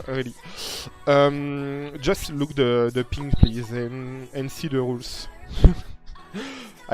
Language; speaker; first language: English; non-native, learner; French